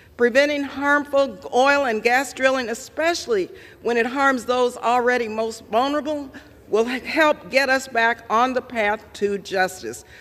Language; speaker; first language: English; native; English